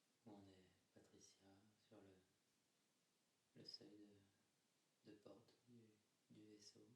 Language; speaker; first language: French; native; French